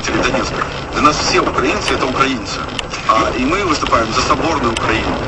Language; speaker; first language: Russian; native; Russian